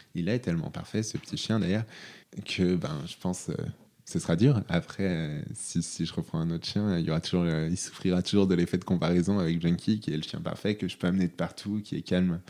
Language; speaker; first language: French; native; French